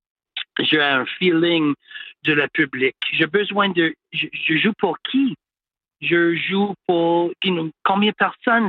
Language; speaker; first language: French; non-native, local second language; English